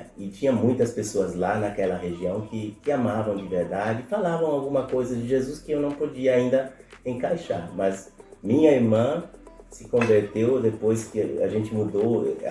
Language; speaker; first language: Portuguese; non-native, fluent; Spanish